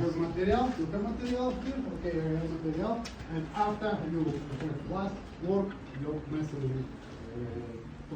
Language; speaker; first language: English; non-native, learner; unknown